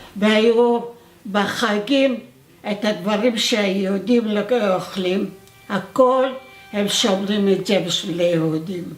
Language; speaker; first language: Hebrew; non-native, fluent; Arabic